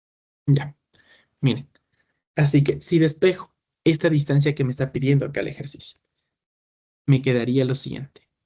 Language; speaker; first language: Spanish; native; Spanish